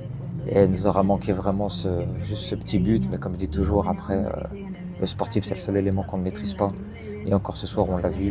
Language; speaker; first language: French; native; French